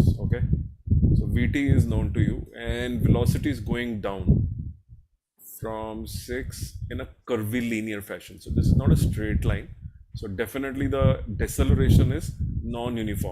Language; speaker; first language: English; non-native, local second language; Hindi